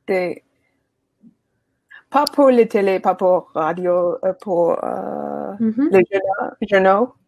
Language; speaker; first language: French; non-native, learner; English